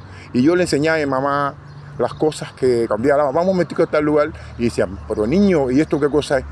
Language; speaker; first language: Spanish; native; Spanish